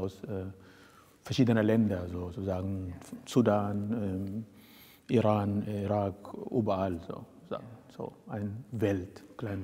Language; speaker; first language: German; non-native, fluent; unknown